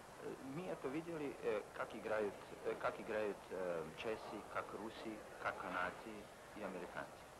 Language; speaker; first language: Russian; non-native, learner; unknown